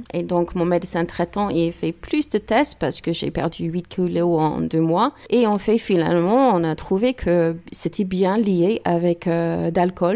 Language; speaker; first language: French; non-native, learner; English